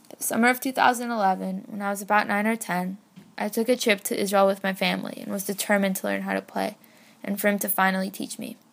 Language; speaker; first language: English; native; English